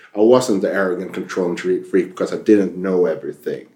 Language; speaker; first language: English; non-native, fluent; Swedish